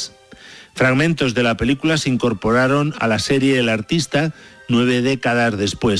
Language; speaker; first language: Spanish; native; Spanish